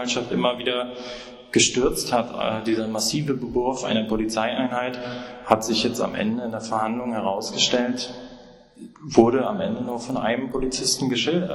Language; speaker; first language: German; native; German